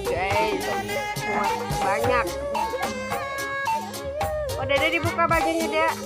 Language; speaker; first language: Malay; non-native, local second language; Sundanese